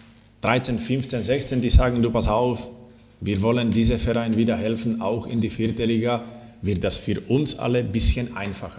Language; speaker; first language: German; non-native, fluent; Slovak